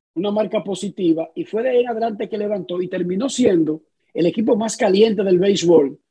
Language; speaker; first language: Spanish; native; Spanish